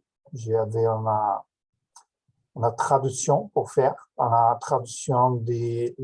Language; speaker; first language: French; non-native, learner; Portuguese